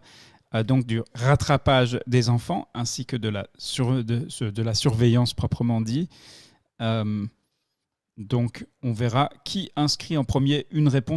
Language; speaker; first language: French; native; French